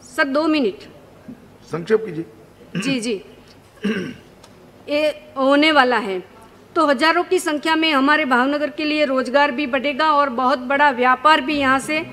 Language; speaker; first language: Hindi; non-native, local second language; Gujarati